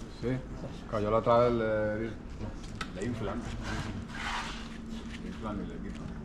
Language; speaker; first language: Spanish; native; Spanish